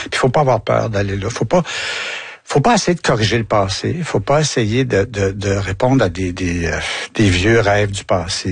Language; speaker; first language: French; native; French